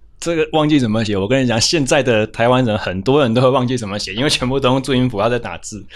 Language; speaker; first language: Chinese; native; Chinese